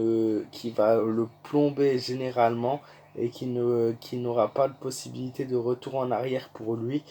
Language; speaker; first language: French; native; French